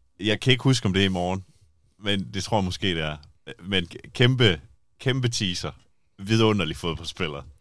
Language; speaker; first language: Danish; native; Danish